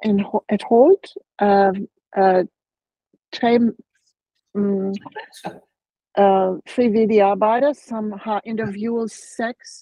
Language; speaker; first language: Danish; non-native, learner; English